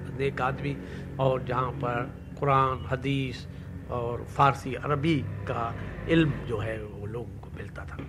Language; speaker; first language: Urdu; non-native, local second language; Sindhi